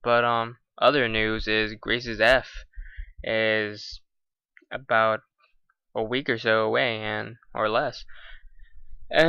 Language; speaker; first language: English; native; English